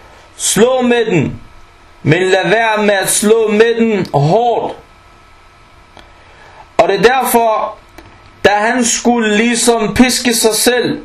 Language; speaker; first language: Danish; non-native, fluent; Arabic